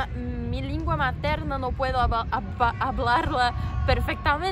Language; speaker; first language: Spanish; non-native, learner; Portuguese